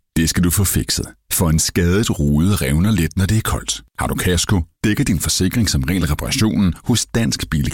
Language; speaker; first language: Danish; native; Danish